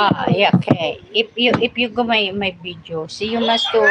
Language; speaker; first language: English; non-native, learner; Filipino